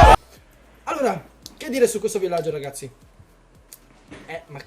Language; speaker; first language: Italian; early bilingual, other home language; Chinese